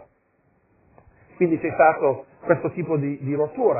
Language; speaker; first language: Italian; non-native, fluent; English